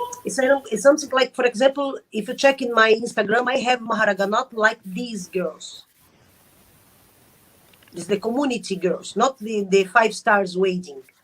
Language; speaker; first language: English; non-native, learner; Arabic